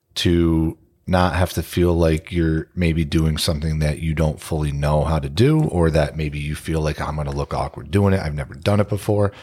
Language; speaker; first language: English; early bilingual, other home language; Italian